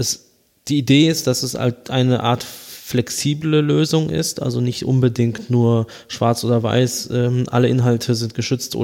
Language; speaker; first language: German; native; German